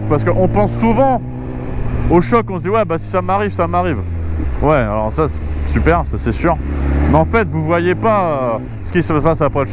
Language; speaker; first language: French; native; French